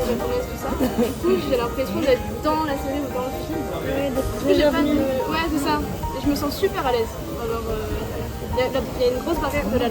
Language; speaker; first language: French; native; French